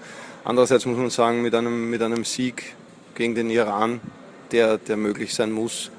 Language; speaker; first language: German; native; German